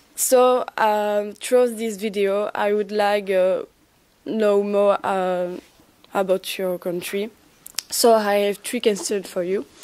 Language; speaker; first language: English; non-native, learner; French